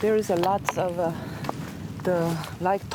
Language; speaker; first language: English; non-native, learner; Korean